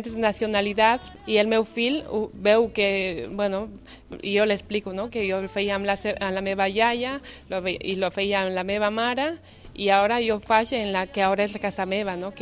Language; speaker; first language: Catalan; non-native, fluent; Spanish